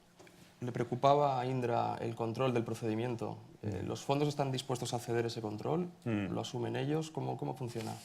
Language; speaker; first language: Spanish; native; Spanish